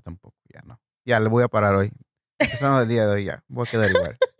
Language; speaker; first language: Spanish; native; Spanish